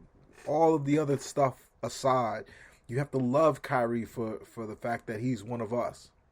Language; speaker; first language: English; native; English